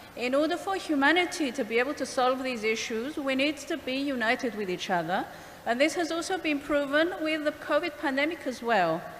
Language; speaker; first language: English; non-native, fluent; Greek